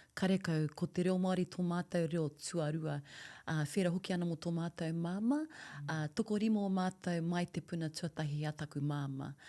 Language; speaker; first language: Māori; non-native, local second language; English